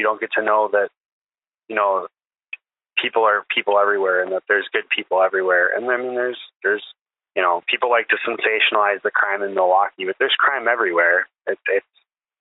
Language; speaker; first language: English; native; English